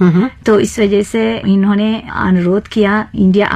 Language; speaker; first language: Hindi; non-native, fluent; Sinhala